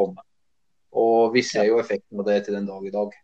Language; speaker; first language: Norwegian; early bilingual, other home language; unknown